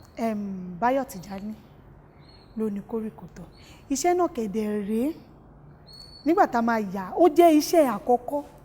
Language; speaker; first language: Yoruba; native; Yoruba